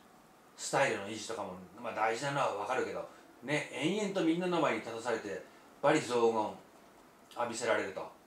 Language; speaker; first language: Japanese; native; Japanese